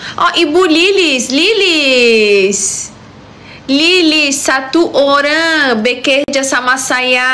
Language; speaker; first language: Indonesian; non-native, learner; Portuguese